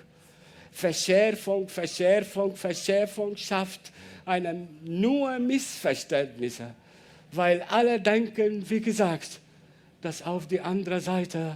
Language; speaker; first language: German; non-native, learner; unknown